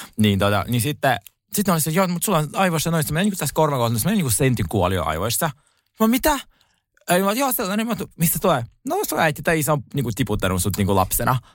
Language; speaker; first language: Finnish; early bilingual, other home language; Russian